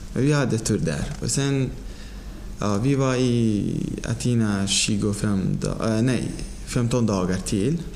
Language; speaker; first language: Swedish; non-native, fluent; Persian